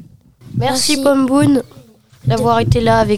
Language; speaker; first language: French; native; French